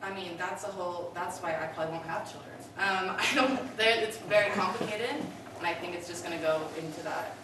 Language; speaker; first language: English; native; English